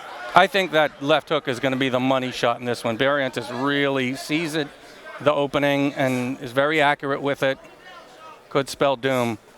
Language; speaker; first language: English; native; English